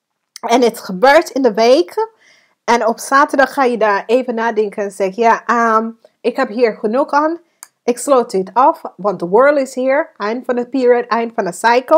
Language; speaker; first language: Dutch; non-native, fluent; English